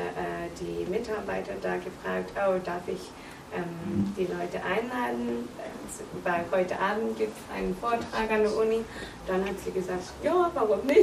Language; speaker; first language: German; non-native, learner; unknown